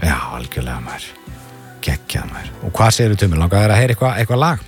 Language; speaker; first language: Icelandic; native; Icelandic